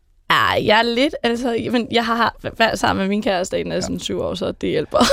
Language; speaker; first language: Danish; non-native, fluent; Persian